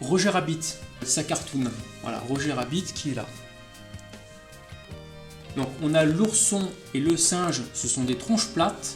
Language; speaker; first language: French; native; French